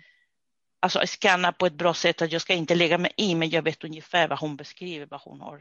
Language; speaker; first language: Swedish; non-native, fluent; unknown